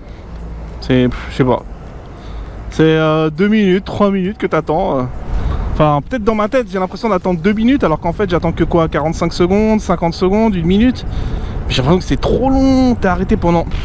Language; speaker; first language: French; native; French